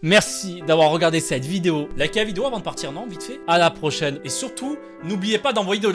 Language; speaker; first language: French; native; French